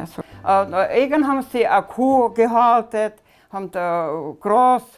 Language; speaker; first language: German; early bilingual, heritage; German